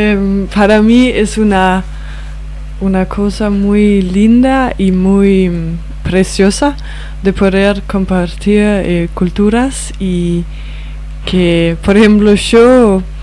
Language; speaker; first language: Spanish; non-native, fluent; Danish